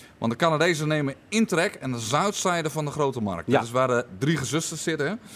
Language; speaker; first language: Dutch; native; Dutch